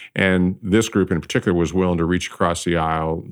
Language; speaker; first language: English; native; English